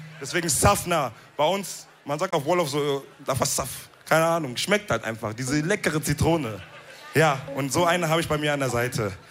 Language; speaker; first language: German; early bilingual, other home language; Wolof